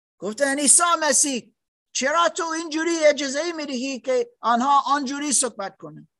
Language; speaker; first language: Persian; non-native, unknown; English